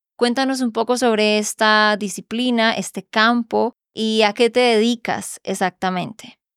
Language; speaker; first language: Spanish; native; Spanish